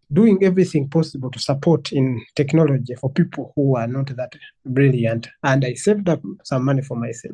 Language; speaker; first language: English; non-native, local second language; Ganda